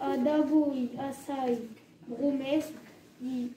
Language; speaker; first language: Italian; non-native, learner; French